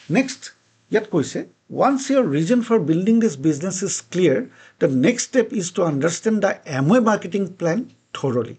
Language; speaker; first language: English; non-native, local second language; Assamese